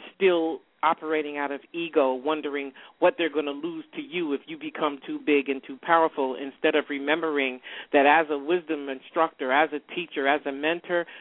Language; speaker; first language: English; native; English